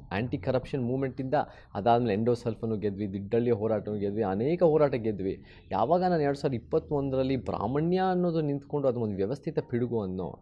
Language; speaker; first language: Kannada; early bilingual, heritage; Kannada